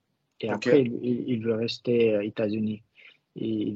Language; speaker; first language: French; non-native, learner; Russian